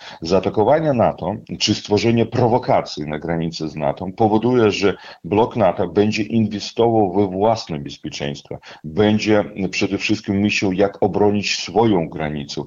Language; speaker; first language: Polish; non-native, fluent; Russian